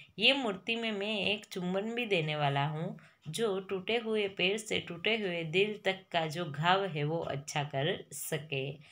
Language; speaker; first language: Hindi; non-native, local second language; Gujarati